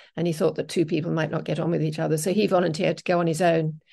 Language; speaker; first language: English; native; English